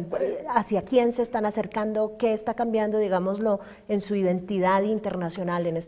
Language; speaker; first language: Spanish; native; Spanish